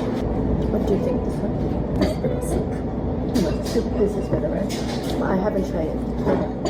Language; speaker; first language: English; non-native, learner; Korean